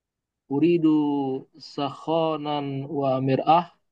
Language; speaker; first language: Arabic; non-native, learner; Indonesian